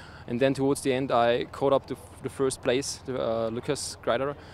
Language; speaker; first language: English; non-native, fluent; German